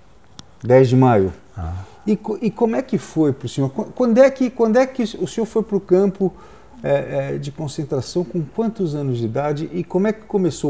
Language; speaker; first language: Portuguese; native; Portuguese